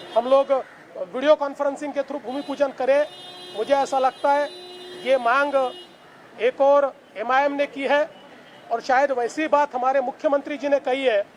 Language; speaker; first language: Hindi; non-native, local second language; Marathi